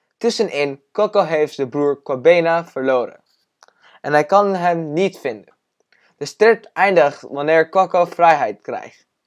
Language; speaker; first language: Dutch; non-native, learner; English